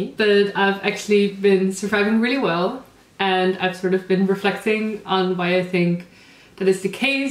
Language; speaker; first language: English; non-native, fluent; Dutch